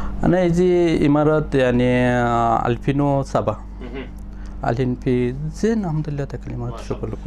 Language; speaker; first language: Arabic; non-native, learner; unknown